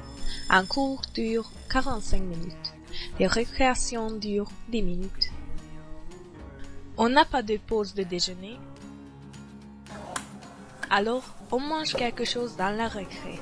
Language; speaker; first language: French; non-native, learner; Hungarian